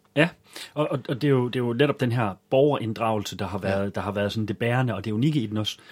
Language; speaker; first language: Danish; native; Danish